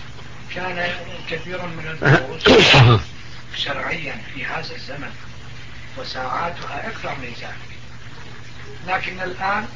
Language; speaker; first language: Arabic; non-native, fluent; Turkish